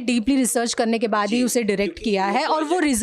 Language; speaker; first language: Hindi; native; Hindi